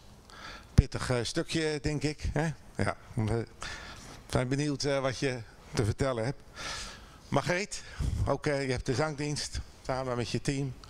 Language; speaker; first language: Dutch; native; Dutch